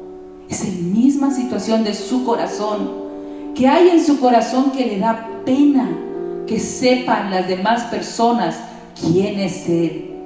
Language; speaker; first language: Spanish; native; Spanish